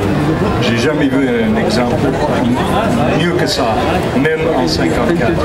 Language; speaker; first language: French; non-native, fluent; English